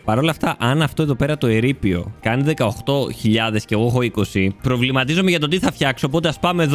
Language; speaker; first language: Greek; native; Greek